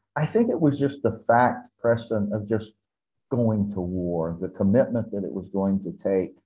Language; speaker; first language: English; native; English